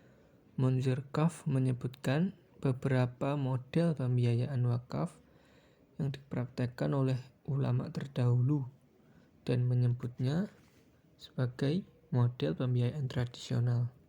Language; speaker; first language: Indonesian; native; Indonesian